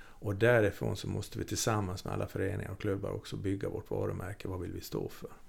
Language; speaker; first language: Swedish; native; Swedish